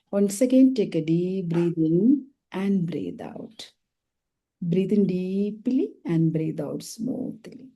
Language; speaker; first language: English; non-native, local second language; Malayalam